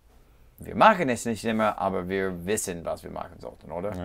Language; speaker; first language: German; non-native, learner; English